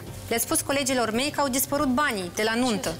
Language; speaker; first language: Romanian; native; Romanian